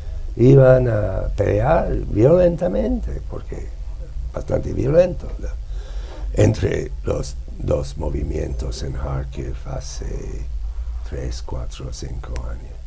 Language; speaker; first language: Spanish; non-native, fluent; English